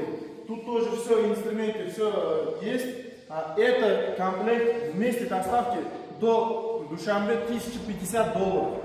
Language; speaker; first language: Russian; non-native, learner; Uzbek